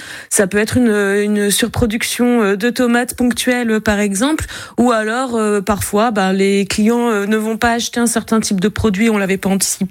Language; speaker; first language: French; native; French